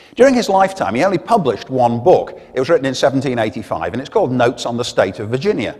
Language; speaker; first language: English; native; English